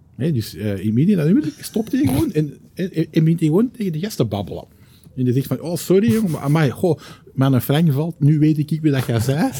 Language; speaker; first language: Dutch; native; Dutch